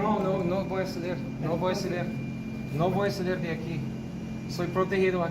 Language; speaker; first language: Spanish; non-native, learner; English